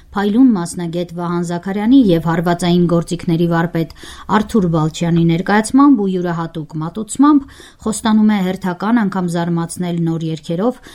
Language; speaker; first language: Armenian; native; Armenian